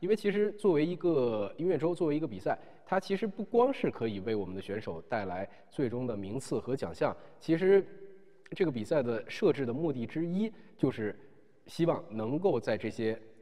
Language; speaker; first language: Chinese; native; Chinese